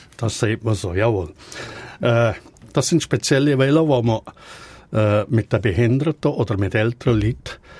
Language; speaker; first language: German; native; German